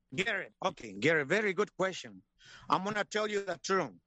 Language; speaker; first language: English; non-native, learner; Spanish